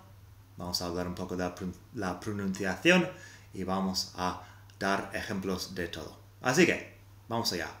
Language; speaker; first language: Spanish; non-native, fluent; English